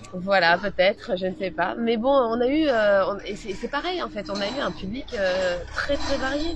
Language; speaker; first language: French; native; French